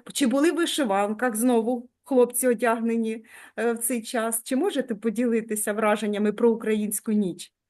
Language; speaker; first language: Ukrainian; native; Ukrainian